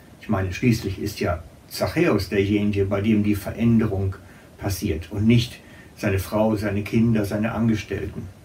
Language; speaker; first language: German; native; German